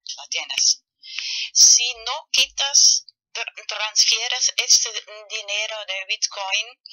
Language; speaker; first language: Spanish; non-native, fluent; German